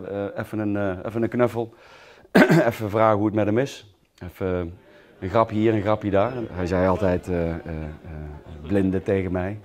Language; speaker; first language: Dutch; native; Dutch